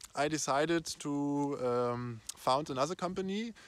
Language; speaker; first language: English; non-native, fluent; German